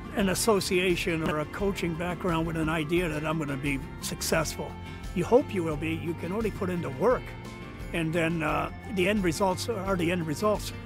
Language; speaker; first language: English; early bilingual, other home language; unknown